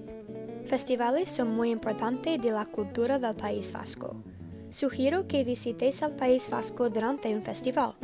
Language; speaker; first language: Spanish; non-native, learner; English